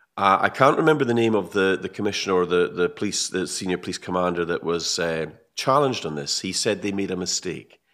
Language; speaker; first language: English; native; English